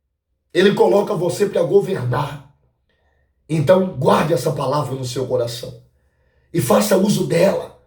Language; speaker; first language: Portuguese; native; Portuguese